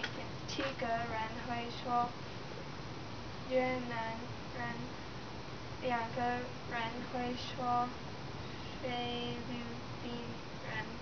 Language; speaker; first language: Chinese; non-native, learner; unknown